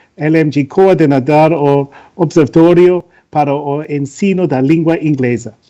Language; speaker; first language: Portuguese; non-native, learner; English